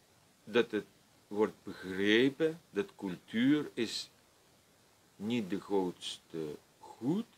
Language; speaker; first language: Dutch; non-native, fluent; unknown